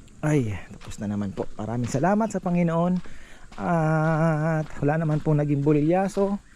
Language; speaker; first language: Filipino; native; Filipino